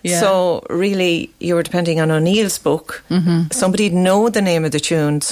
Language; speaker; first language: English; native; English